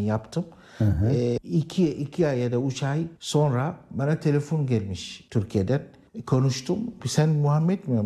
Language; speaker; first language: Turkish; non-native, learner; Arabic